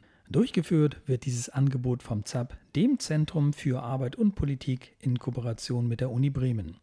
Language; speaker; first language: German; native; German